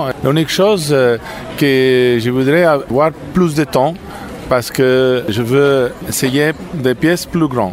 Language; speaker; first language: French; non-native, learner; Italian